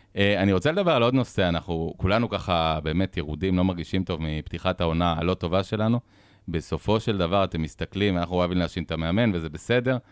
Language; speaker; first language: Hebrew; native; Hebrew